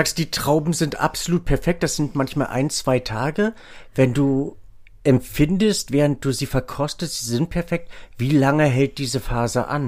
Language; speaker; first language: German; native; German